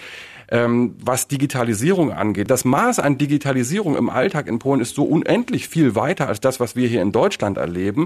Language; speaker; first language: German; native; German